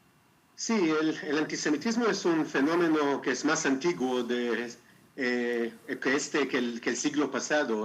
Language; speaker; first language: Spanish; non-native, fluent; Hebrew